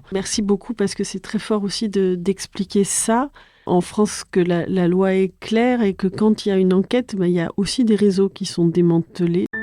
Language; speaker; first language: French; native; French